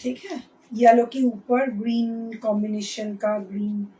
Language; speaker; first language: Hindi; non-native, local second language; Bangla